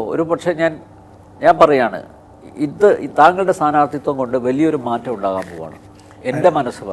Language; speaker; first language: Malayalam; native; Malayalam